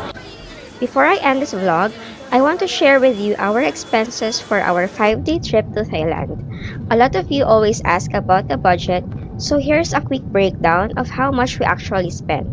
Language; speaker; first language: English; non-native, local second language; Filipino